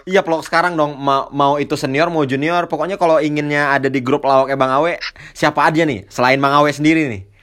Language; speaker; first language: Indonesian; native; Indonesian